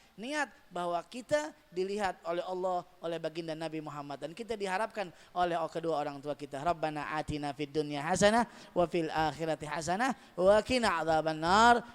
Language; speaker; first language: Indonesian; native; Indonesian